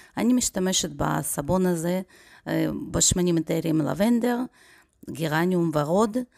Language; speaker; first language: Hebrew; non-native, fluent; Russian